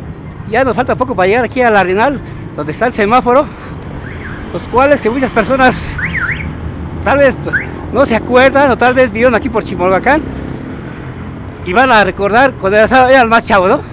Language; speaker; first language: Spanish; native; Spanish